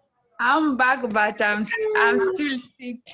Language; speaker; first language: English; non-native, learner; French